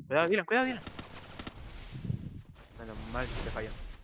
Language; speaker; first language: Spanish; native; Spanish